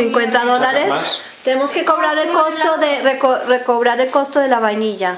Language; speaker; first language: Spanish; non-native, learner; English